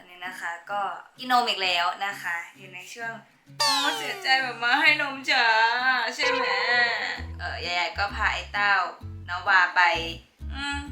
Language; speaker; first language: Thai; native; Thai